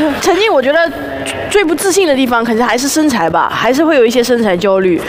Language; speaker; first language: Chinese; native; Chinese